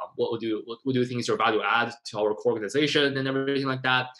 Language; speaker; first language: English; non-native, fluent; Chinese